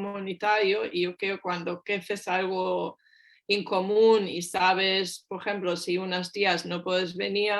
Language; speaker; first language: Spanish; non-native, fluent; German